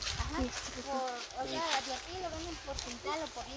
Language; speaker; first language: Spanish; native; Spanish